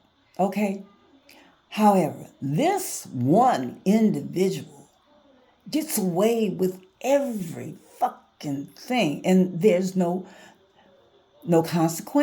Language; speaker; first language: English; native; English